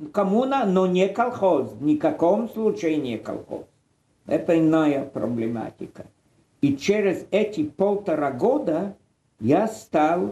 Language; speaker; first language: Russian; non-native, fluent; Polish